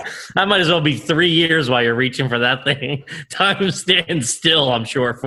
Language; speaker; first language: English; native; English